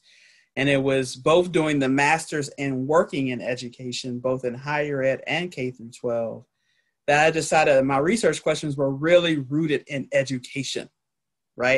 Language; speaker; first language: English; native; English